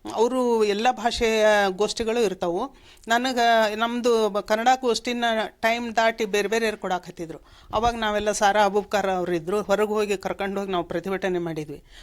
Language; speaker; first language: Kannada; native; Kannada